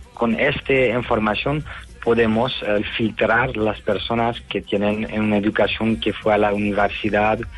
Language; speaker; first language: Spanish; non-native, learner; Dutch